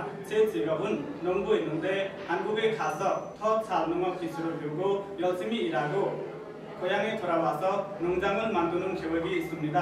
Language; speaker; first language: Korean; non-native, learner; Nepali